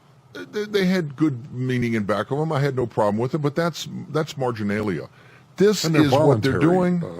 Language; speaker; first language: English; native; English